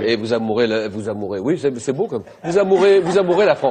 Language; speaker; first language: French; native; French